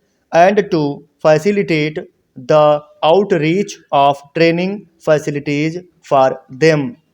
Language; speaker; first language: English; non-native, local second language; Hindi